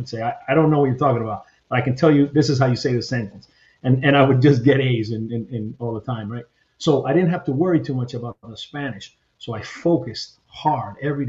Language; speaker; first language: English; early bilingual, other home language; Spanish